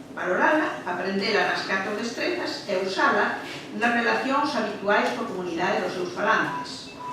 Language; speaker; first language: Galician; native; Galician